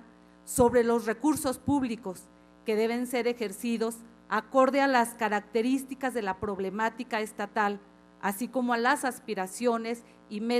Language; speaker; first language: Spanish; native; Spanish